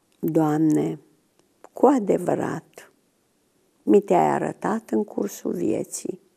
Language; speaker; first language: Romanian; native; Romanian